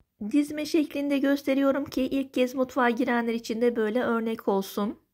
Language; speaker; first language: Turkish; native; Turkish